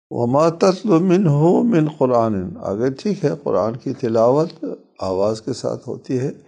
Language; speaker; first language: Urdu; non-native, local second language; Balti